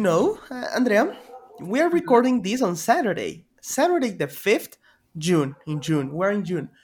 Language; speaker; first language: English; non-native, fluent; Spanish